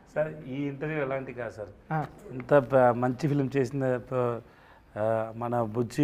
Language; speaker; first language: Telugu; non-native, learner; Tamil